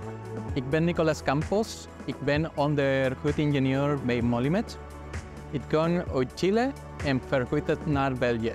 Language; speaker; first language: Dutch; non-native, learner; Spanish